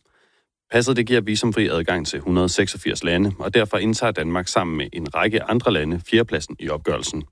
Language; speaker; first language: Danish; native; Danish